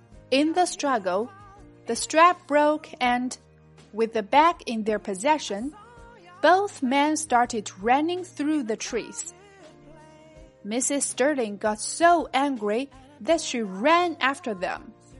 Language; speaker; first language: English; non-native, fluent; Chinese